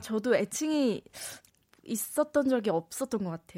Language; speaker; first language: Korean; native; Korean